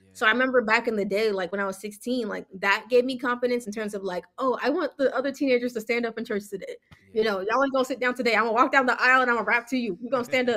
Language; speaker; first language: English; early bilingual, other home language; Yoruba